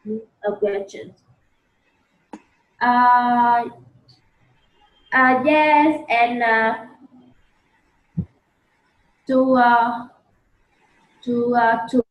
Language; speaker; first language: English; non-native, learner; Vietnamese